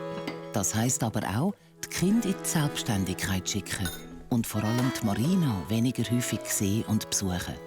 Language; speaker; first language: German; native; German